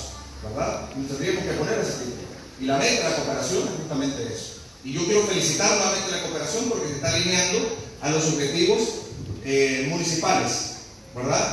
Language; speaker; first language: Spanish; native; Spanish